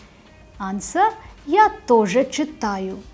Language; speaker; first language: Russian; non-native, fluent; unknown